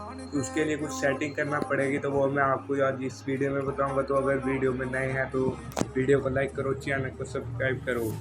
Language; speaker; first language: Urdu; non-native, local second language; Punjabi